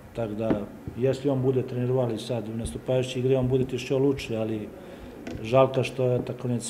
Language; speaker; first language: Russian; non-native, learner; Serbian